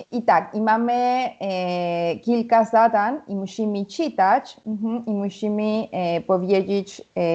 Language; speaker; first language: Polish; non-native, learner; Spanish